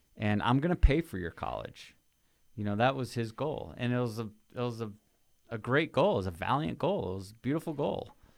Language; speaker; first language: English; native; English